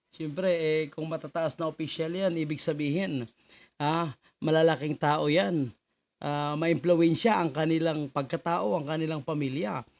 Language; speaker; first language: Filipino; native; Filipino